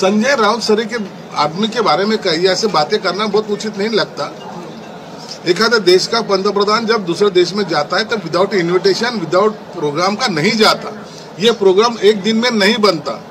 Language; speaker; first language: Hindi; non-native, local second language; Marathi